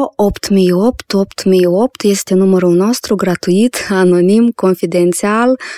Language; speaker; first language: Romanian; native; Romanian